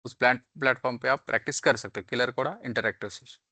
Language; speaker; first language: Hindi; non-native, local second language; Marathi